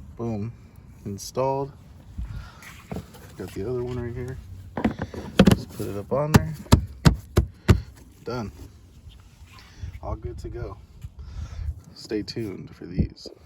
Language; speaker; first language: English; native; English